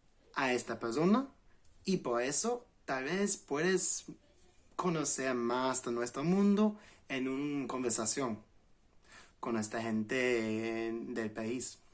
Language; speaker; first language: Spanish; non-native, fluent; English